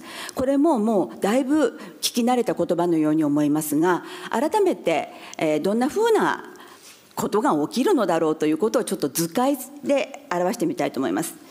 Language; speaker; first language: Japanese; native; Japanese